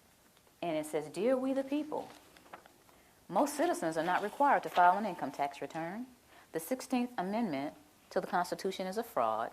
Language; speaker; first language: English; native; English